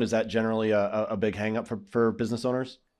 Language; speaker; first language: English; native; English